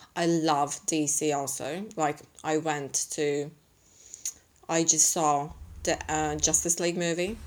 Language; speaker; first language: English; non-native, fluent; Latvian